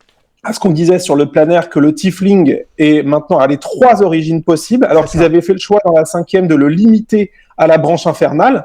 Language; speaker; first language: French; native; French